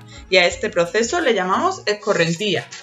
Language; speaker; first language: Spanish; native; Spanish